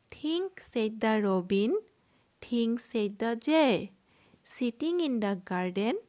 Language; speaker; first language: English; non-native, local second language; Assamese